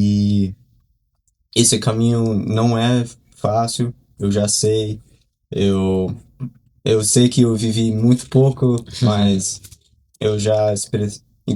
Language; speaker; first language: Portuguese; early bilingual, heritage; Portuguese